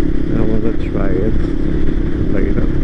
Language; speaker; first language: English; non-native, fluent; Portuguese